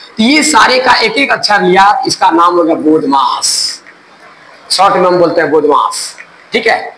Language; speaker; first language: Hindi; native; Hindi